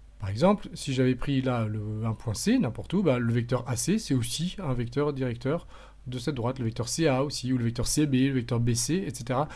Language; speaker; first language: French; native; French